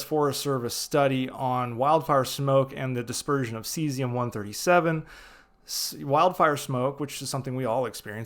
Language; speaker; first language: English; native; English